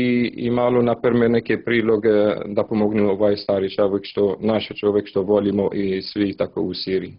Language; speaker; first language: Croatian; non-native, learner; Arabic